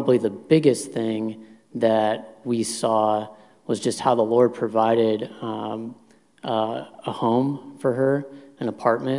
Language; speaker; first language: English; native; English